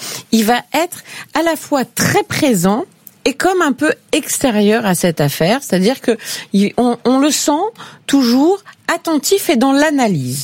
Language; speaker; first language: French; native; French